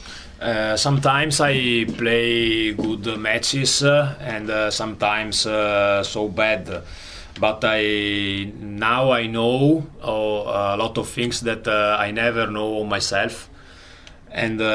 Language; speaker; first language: English; non-native, learner; Italian